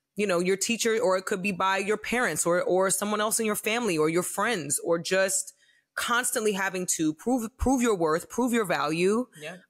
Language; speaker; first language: English; native; English